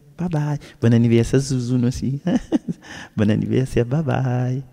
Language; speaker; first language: French; non-native, local second language; Réunion Creole French